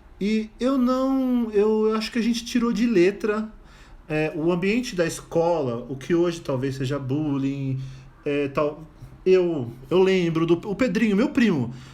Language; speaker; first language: Portuguese; native; Portuguese